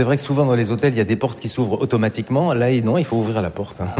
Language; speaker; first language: French; native; French